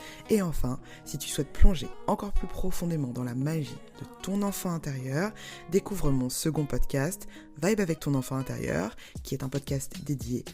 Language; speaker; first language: French; native; French